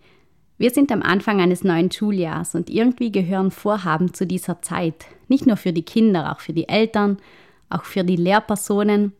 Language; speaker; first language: German; native; German